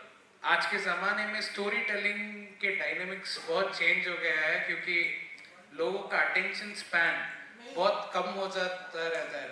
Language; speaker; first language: Hindi; non-native, local second language; Kannada